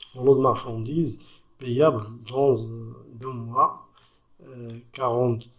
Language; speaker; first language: French; non-native, local second language; Arabic